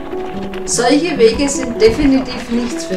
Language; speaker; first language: German; native; German